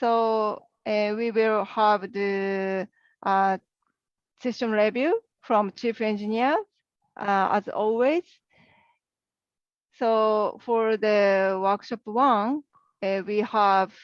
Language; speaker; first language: English; non-native, learner; Japanese